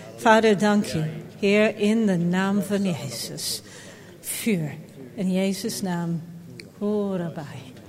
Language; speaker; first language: Dutch; non-native, fluent; English